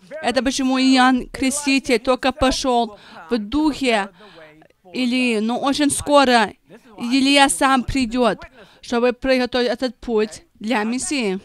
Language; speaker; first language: Russian; non-native, fluent; English